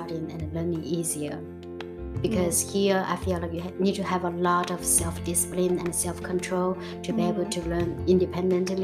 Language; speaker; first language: English; non-native, fluent; Chinese